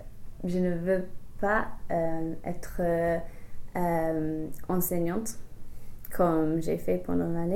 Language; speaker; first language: French; non-native, fluent; English